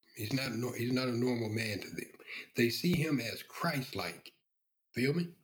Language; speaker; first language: English; native; English